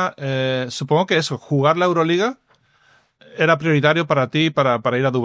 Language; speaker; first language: Spanish; native; Spanish